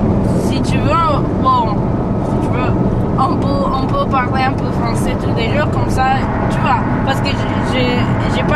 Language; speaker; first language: French; non-native, learner; Spanish